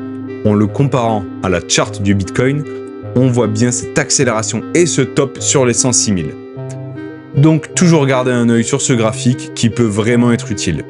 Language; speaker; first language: French; native; French